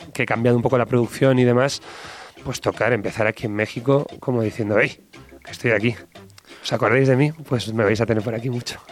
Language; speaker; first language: Spanish; native; Spanish